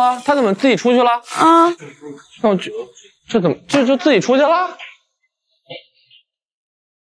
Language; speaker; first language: Chinese; native; Chinese